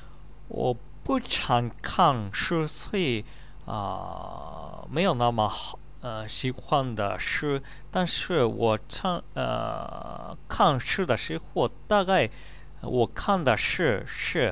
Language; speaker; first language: Chinese; non-native, learner; Japanese